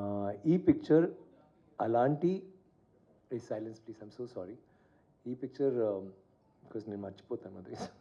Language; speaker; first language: Telugu; non-native, learner; Tamil